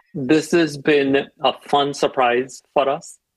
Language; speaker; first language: English; non-native, local second language; Tamil